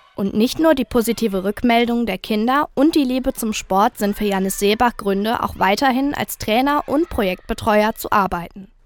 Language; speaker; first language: German; native; German